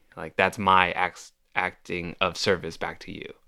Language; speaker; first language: English; native; English